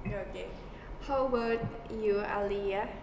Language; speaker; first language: English; non-native, learner; Indonesian